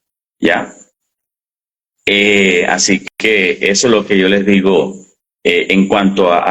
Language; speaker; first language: Spanish; native; Spanish